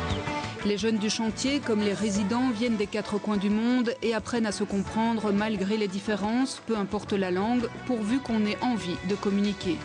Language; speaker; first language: French; native; French